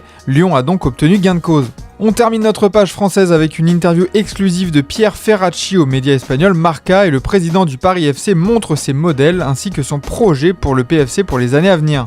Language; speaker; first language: French; native; French